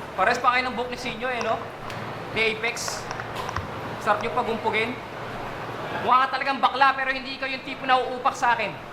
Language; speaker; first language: Filipino; native; Filipino